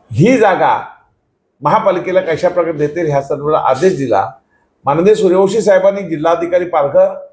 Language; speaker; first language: Marathi; native; Marathi